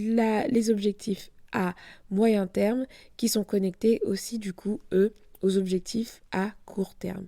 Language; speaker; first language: French; native; French